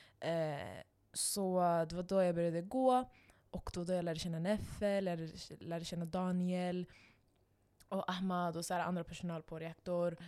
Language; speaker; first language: Swedish; non-native, local second language; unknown